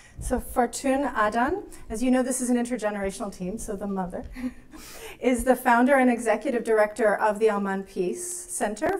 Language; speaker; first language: English; native; English